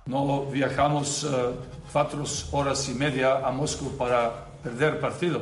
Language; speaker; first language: Spanish; non-native, learner; Serbian